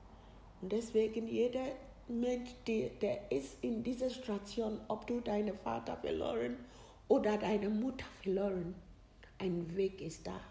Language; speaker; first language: German; non-native, learner; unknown